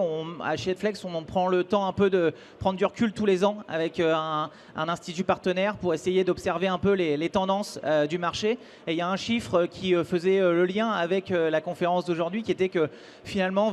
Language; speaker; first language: French; native; French